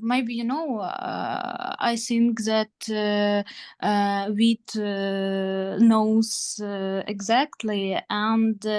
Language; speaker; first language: English; non-native, learner; Ukrainian